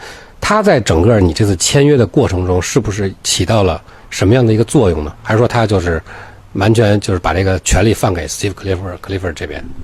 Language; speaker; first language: Chinese; native; Chinese